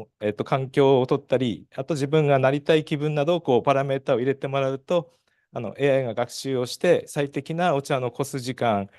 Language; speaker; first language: Japanese; native; Japanese